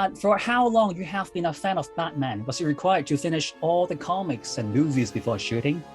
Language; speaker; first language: English; non-native, fluent; Cantonese